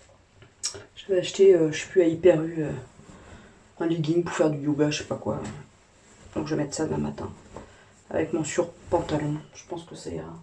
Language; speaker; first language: French; native; French